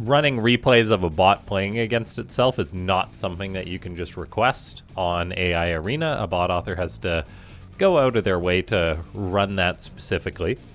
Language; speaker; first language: English; native; English